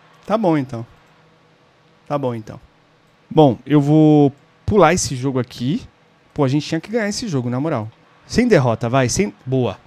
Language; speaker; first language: Portuguese; native; Portuguese